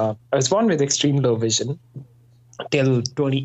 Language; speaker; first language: English; non-native, local second language; Hindi